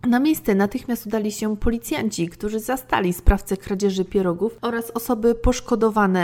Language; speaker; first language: Polish; native; Polish